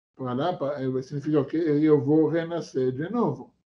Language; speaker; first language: Portuguese; non-native, fluent; Hebrew